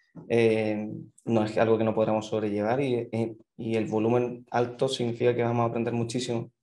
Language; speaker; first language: Spanish; native; Spanish